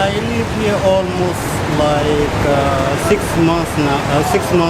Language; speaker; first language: English; non-native, fluent; Arabic